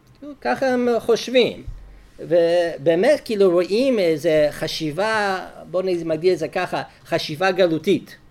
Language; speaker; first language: Hebrew; non-native, fluent; English